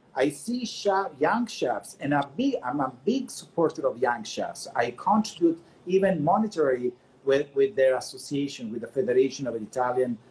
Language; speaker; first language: English; non-native, fluent; Italian